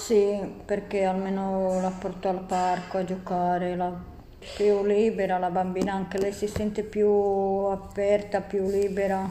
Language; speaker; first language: Italian; non-native, learner; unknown